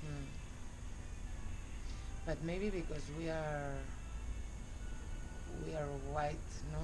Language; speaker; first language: English; non-native, learner; Spanish